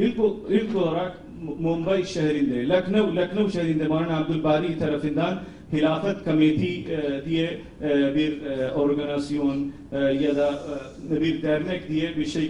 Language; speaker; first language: Turkish; non-native, fluent; Urdu